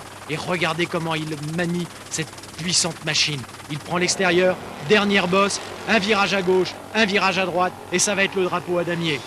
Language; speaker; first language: French; native; French